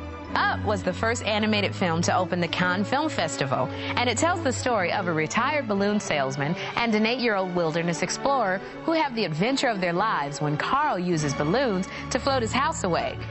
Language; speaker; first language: English; native; English